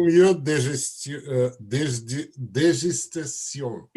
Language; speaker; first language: French; non-native, learner; Russian